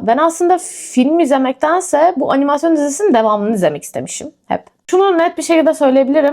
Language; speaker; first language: Turkish; native; Turkish